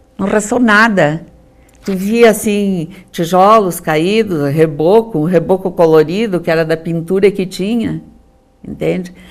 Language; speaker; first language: Portuguese; native; Portuguese